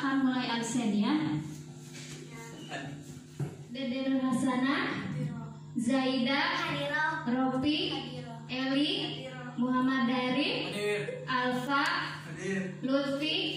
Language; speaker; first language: Indonesian; native; Indonesian